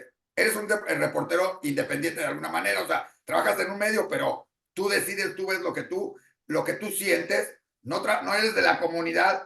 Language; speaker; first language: Spanish; native; Spanish